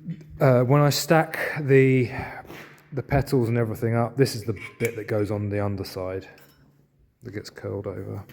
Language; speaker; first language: English; native; English